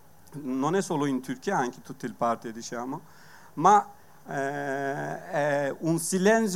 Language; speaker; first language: Italian; non-native, learner; Kurdish